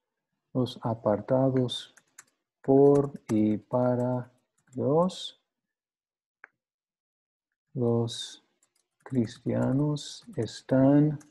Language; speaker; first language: Spanish; non-native, fluent; English